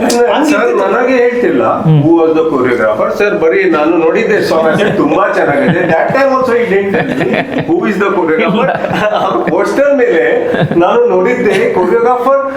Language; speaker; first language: Kannada; non-native, learner; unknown